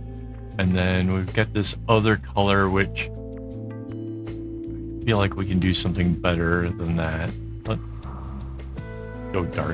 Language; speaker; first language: English; native; English